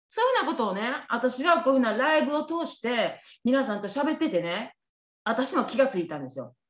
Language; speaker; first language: Japanese; native; Japanese